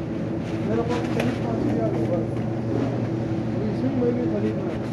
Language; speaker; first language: Hindi; non-native, local second language; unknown